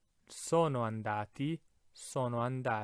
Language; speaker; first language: Italian; non-native, fluent; English